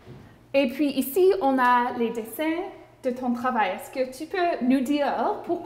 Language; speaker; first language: French; non-native, local second language; English